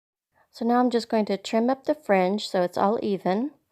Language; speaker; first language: English; native; English